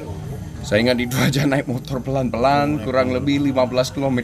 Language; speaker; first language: Indonesian; non-native, fluent; English